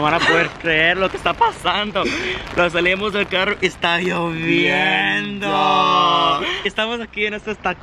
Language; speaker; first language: Spanish; native; Spanish